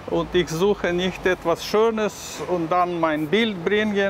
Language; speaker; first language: German; non-native, learner; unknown